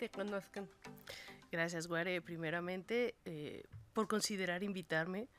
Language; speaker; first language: Spanish; native; Spanish